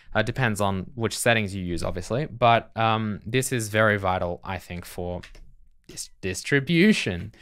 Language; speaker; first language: English; native; English